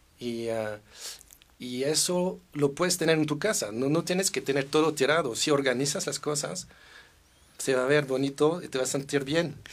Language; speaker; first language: Spanish; non-native, fluent; French